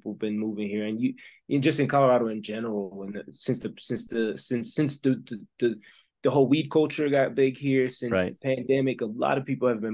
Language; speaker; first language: English; early bilingual, other home language; French